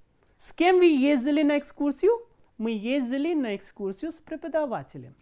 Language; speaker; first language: Russian; non-native, fluent; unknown